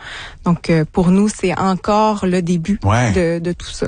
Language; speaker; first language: French; native; French